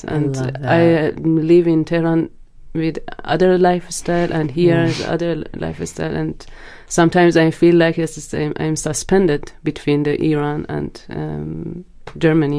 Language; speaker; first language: English; non-native, learner; Persian